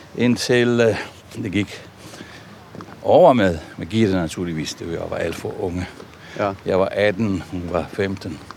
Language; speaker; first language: Danish; non-native, fluent; Italian